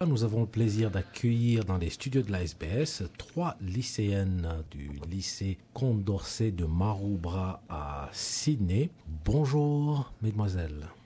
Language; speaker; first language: French; native; French